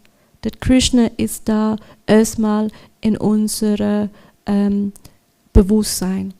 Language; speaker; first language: German; non-native, learner; English